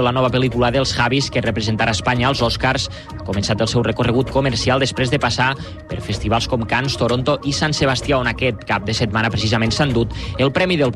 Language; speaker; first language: Catalan; native; Catalan